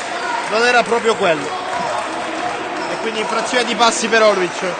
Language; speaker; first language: Italian; native; Italian